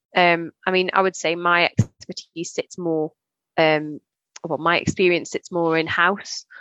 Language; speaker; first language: English; native; English